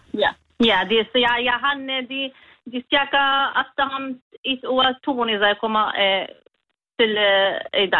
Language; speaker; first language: Danish; non-native, learner; Kurdish